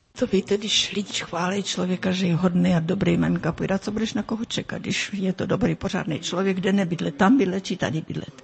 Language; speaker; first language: Czech; early bilingual, heritage; Czech